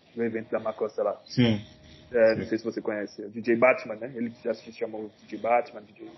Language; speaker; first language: Portuguese; non-native, fluent; French